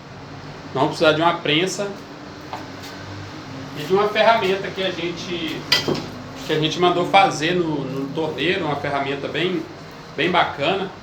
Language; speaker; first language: Portuguese; native; Portuguese